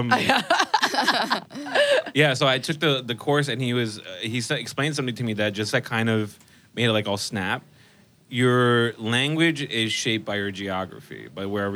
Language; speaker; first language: English; non-native, local second language; Urdu